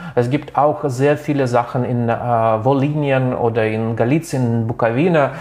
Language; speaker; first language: German; non-native, local second language; Russian